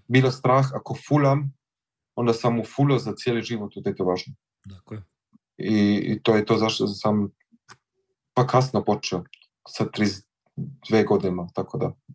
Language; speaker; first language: Serbian; early bilingual, heritage; Croatian